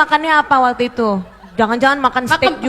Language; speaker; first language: Indonesian; native; Indonesian